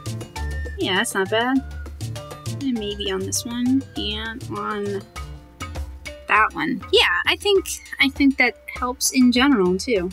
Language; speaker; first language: English; native; English